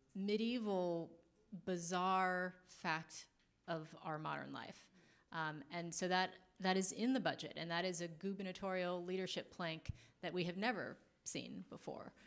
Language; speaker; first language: English; native; English